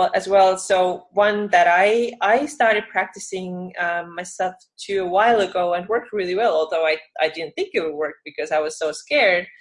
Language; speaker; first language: English; non-native, fluent; Estonian